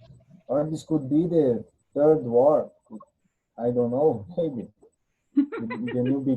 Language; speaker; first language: English; non-native, learner; Portuguese